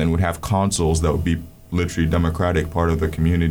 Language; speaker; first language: English; non-native, local second language; Ganda